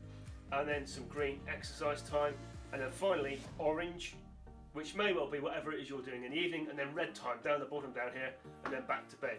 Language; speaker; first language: English; native; English